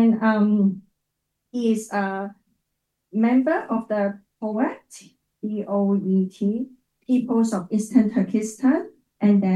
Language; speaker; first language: English; non-native, local second language; Cantonese